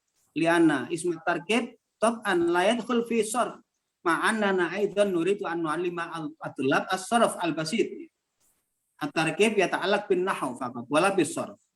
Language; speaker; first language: Arabic; non-native, fluent; Indonesian